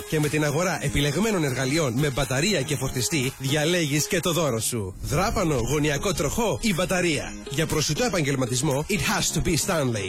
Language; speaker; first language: Greek; native; Greek